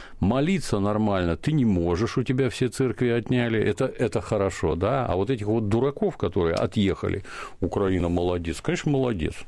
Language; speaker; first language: Russian; native; Russian